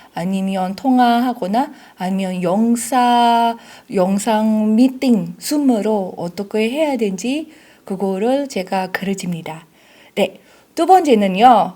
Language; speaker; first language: Korean; non-native, fluent; Indonesian